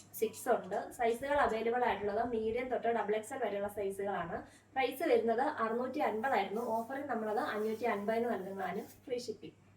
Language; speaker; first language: Malayalam; native; Malayalam